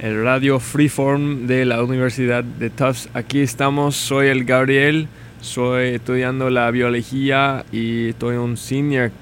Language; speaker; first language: Spanish; non-native, learner; English